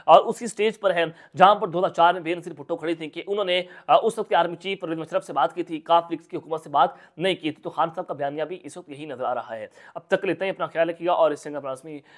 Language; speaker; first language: Urdu; non-native, local second language; Punjabi